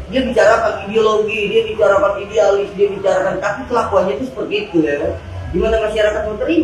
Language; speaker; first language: Indonesian; native; Indonesian